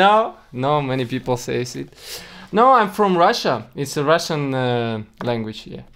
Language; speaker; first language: English; non-native, learner; Russian